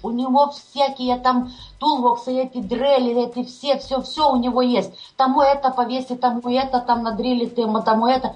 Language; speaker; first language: Russian; non-native, fluent; Lithuanian